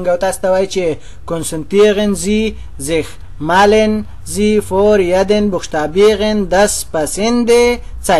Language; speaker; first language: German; non-native, fluent; Pashto